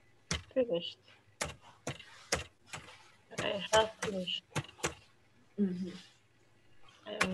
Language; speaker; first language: English; non-native, learner; French